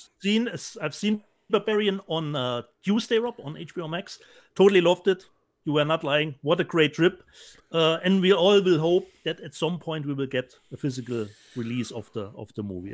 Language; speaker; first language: English; non-native, fluent; German